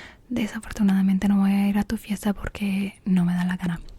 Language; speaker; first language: Spanish; early bilingual, heritage; Spanish